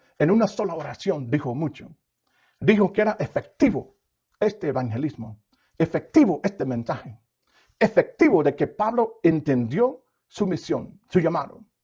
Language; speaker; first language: Spanish; non-native, fluent; English